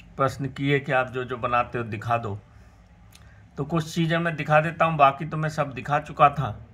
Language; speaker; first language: Hindi; native; Hindi